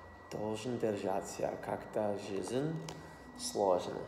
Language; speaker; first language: Russian; non-native, learner; English